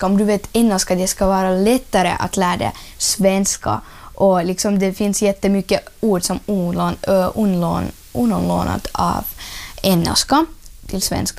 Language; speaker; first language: Swedish; non-native, learner; Russian